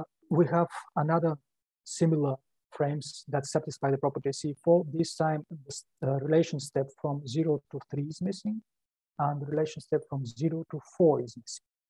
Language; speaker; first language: English; non-native, fluent; Bulgarian